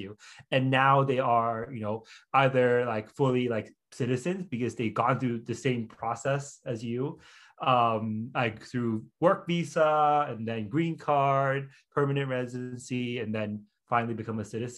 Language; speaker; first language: English; non-native, local second language; Cantonese